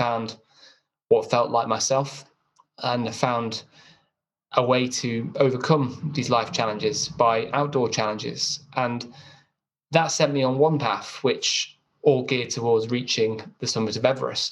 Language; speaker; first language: English; native; English